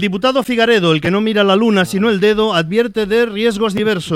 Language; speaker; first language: Spanish; native; Spanish